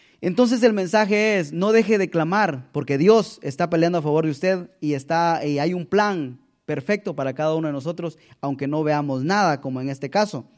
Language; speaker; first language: Spanish; native; Spanish